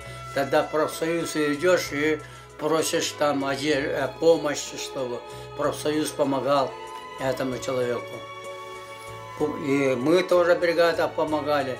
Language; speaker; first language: Russian; non-native, local second language; Yakut